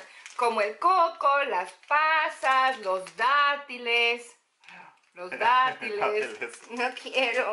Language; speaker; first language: Spanish; native; Spanish